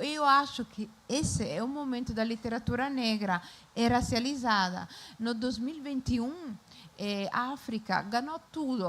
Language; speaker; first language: Portuguese; non-native, fluent; Italian